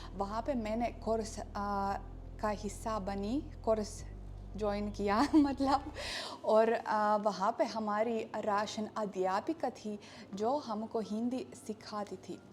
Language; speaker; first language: Hindi; non-native, fluent; Russian